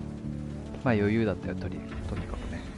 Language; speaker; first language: Japanese; native; Japanese